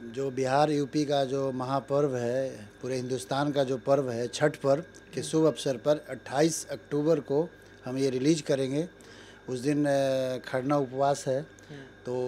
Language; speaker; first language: Hindi; native; Hindi